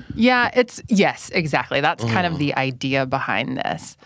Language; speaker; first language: English; native; English